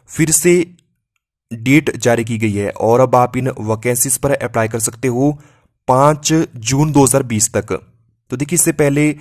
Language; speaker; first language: Hindi; native; Hindi